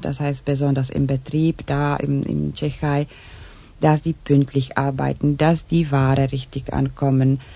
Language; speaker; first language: German; non-native, learner; Czech